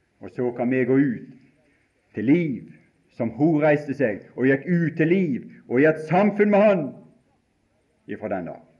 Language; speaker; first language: Norwegian; native; Norwegian